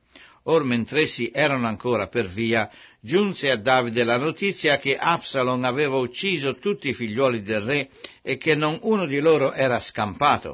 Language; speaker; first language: Italian; native; Italian